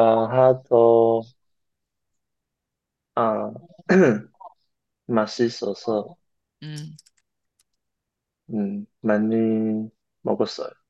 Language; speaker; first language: Korean; non-native, learner; Chinese